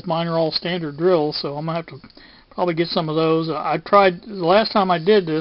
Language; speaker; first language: English; native; English